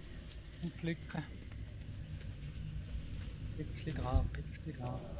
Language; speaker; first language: German; native; German